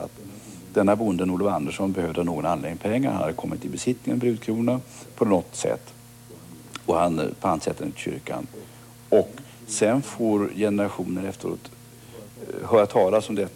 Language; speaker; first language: Swedish; native; Swedish